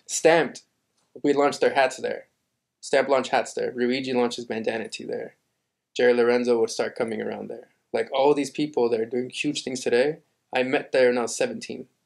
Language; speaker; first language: English; early bilingual, other home language; Spanish